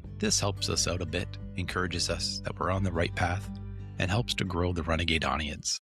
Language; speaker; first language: English; native; English